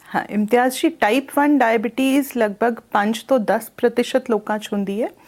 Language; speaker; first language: Punjabi; non-native, local second language; Hindi